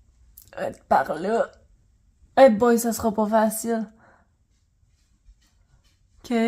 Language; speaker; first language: French; native; French